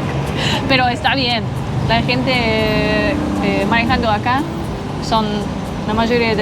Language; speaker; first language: Spanish; non-native, learner; English